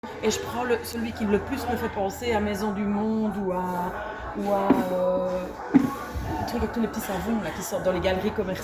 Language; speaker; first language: French; native; French